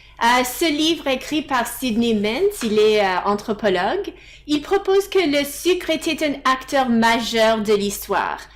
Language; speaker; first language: French; non-native, fluent; English